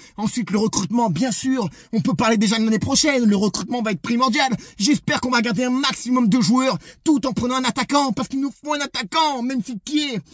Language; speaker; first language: French; native; French